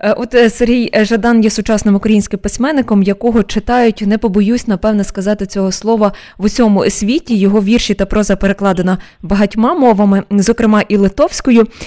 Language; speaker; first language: Ukrainian; native; Ukrainian